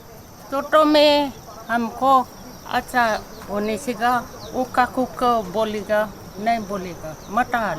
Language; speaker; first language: Hindi; non-native, local second language; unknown